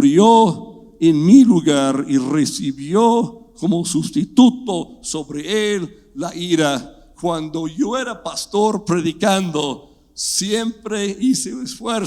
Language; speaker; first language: Spanish; non-native, fluent; English